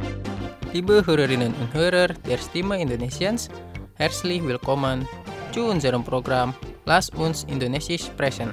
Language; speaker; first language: German; non-native, fluent; Indonesian